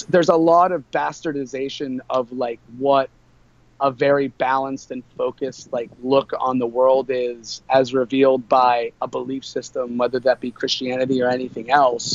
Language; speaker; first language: English; native; English